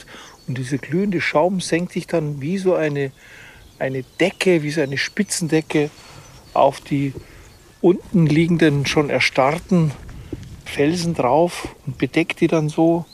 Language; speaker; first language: German; native; German